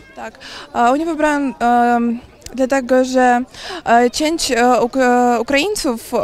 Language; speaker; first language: Polish; non-native, learner; Ukrainian